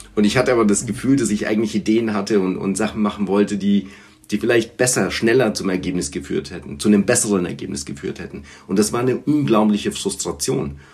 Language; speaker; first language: German; early bilingual, other home language; Bulgarian